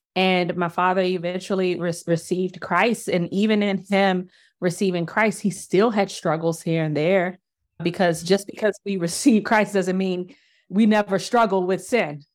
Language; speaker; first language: English; native; English